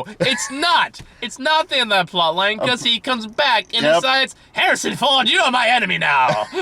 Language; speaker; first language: English; native; English